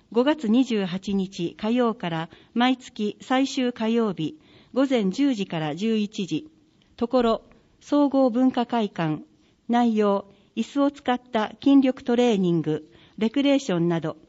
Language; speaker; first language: Japanese; native; Japanese